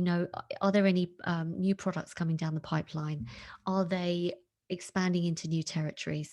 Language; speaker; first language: English; native; English